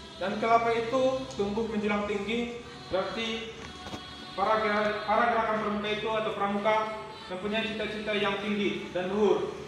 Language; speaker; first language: Indonesian; native; Indonesian